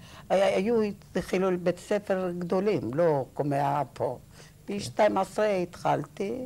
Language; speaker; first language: Hebrew; non-native, learner; Arabic